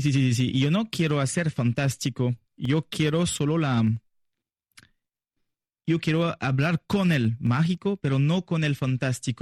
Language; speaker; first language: Spanish; non-native, learner; French